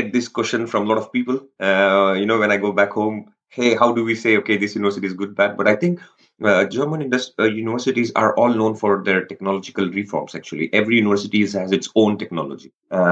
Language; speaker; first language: English; non-native, local second language; Rajasthani